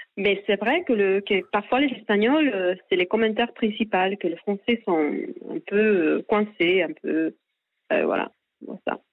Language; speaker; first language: French; non-native, fluent; Spanish